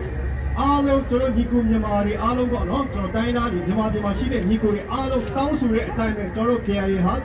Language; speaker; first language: Burmese; non-native, local second language; Kachin